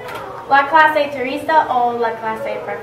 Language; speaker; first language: Spanish; non-native, learner; English